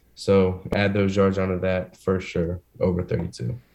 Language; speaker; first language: English; native; English